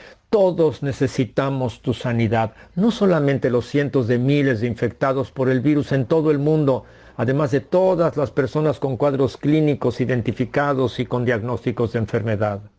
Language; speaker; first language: Spanish; native; Spanish